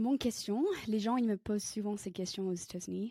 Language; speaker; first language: French; non-native, fluent; English